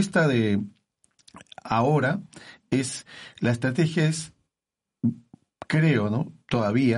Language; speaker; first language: Spanish; native; Spanish